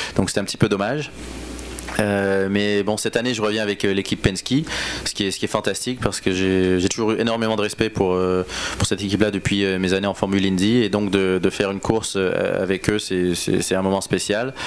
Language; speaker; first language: French; native; French